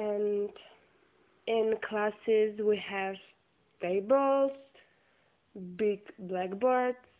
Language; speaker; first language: English; non-native, learner; Czech